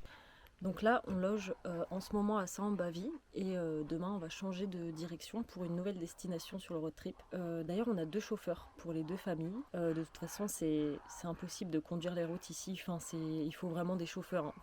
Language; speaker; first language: French; native; French